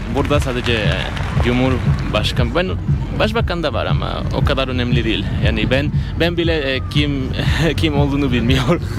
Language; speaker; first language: Turkish; non-native, fluent; Spanish